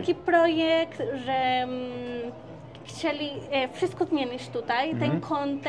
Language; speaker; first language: Polish; non-native, learner; Spanish